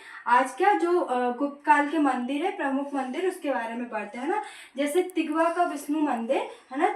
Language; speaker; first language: Hindi; native; Hindi